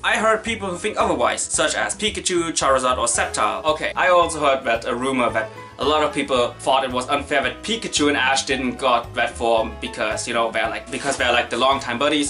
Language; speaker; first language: English; non-native, fluent; German